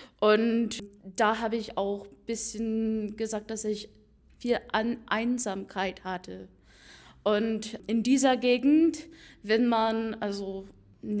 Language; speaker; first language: German; non-native, fluent; English